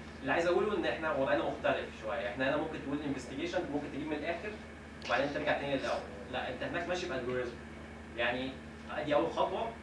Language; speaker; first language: Arabic; native; Arabic